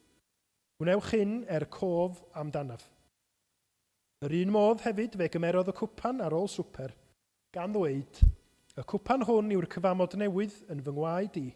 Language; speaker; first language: Welsh; native; Welsh